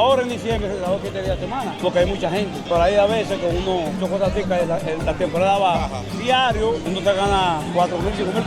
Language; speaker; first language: Spanish; native; Spanish